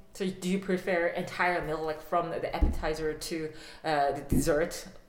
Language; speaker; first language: English; non-native, fluent; Korean